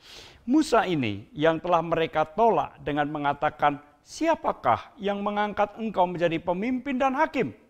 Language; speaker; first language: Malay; non-native, local second language; Indonesian